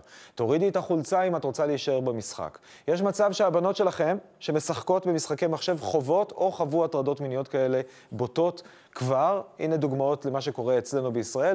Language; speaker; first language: Hebrew; native; Hebrew